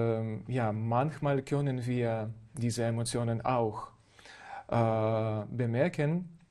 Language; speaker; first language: German; non-native, fluent; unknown